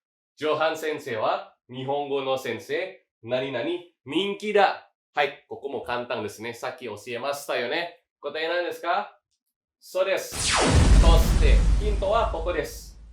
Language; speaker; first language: Japanese; non-native, fluent; Indonesian